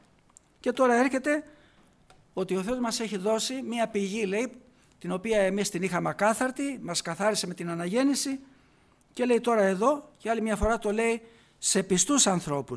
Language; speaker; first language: Greek; native; Greek